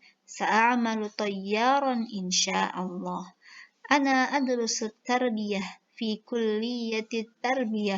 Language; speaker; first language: Arabic; non-native, fluent; Indonesian